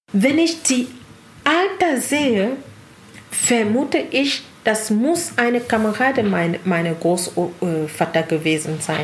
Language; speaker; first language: German; non-native, learner; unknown